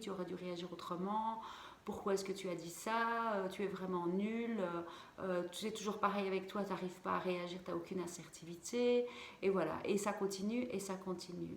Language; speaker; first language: French; native; French